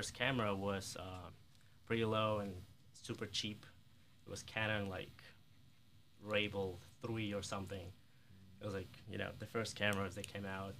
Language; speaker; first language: English; non-native, fluent; Ukrainian